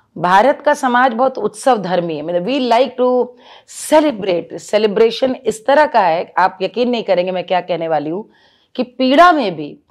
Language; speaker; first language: Hindi; native; Hindi